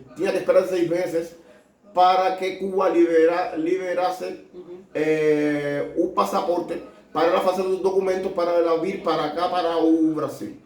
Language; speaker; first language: Portuguese; non-native, learner; Spanish